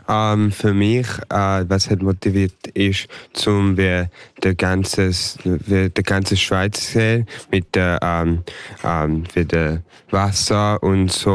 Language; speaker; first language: German; early bilingual, heritage; English